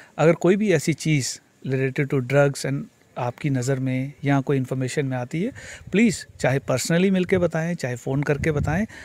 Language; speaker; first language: Hindi; native; Hindi